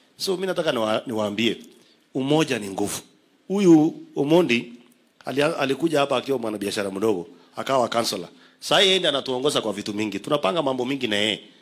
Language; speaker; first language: Swahili; non-native, local second language; Kalenjin